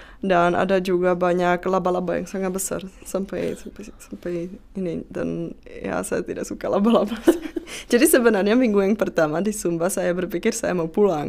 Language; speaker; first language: Indonesian; non-native, fluent; Czech